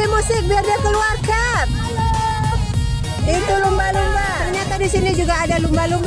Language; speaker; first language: Indonesian; native; Indonesian